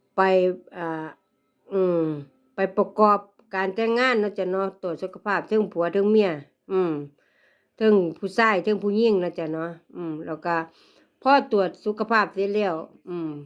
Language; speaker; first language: Thai; native; Thai